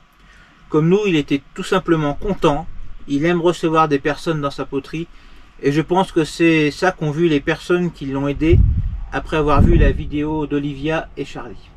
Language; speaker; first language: French; native; French